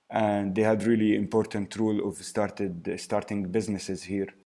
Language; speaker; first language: English; early bilingual, other home language; Arabic